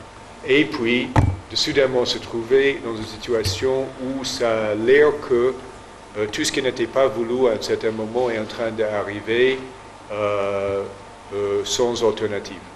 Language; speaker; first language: French; non-native, fluent; English